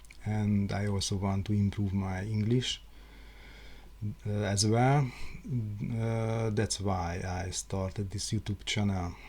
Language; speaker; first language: English; non-native, learner; Hungarian